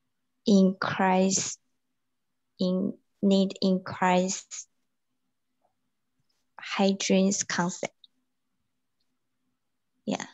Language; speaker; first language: English; non-native, learner; Chinese